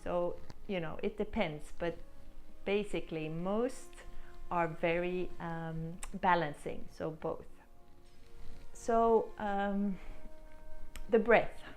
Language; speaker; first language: English; non-native, fluent; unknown